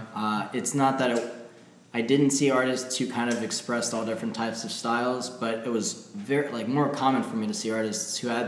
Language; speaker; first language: English; native; English